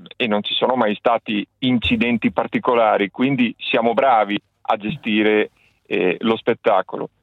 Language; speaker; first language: Italian; native; Italian